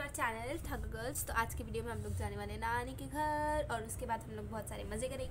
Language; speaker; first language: Hindi; native; Hindi